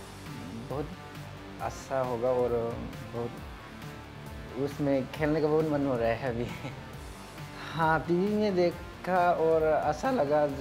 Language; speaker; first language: Hindi; non-native, local second language; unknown